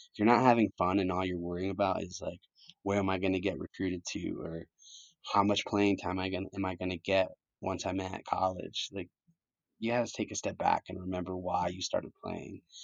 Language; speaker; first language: English; early bilingual, other home language; Spanish